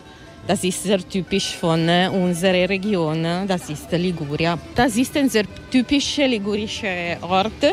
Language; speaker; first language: German; non-native, learner; Italian